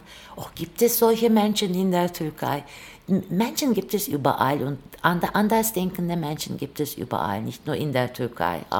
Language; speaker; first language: German; non-native, fluent; Turkish